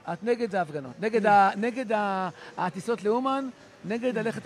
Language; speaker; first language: Hebrew; native; Hebrew